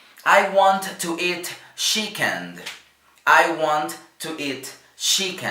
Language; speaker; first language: English; non-native, fluent; Spanish